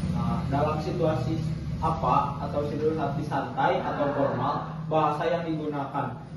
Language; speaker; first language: Indonesian; non-native, local second language; Sundanese